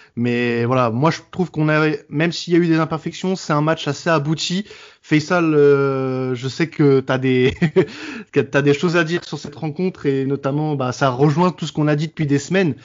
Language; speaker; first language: French; native; French